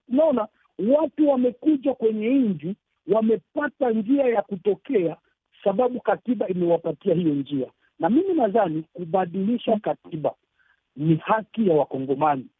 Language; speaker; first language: Swahili; native; Swahili